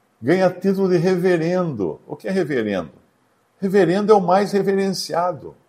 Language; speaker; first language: Portuguese; native; Portuguese